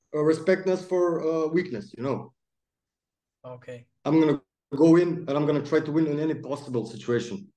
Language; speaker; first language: English; non-native, fluent; Macedonian